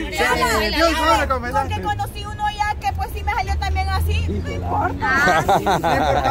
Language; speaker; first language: Spanish; native; Spanish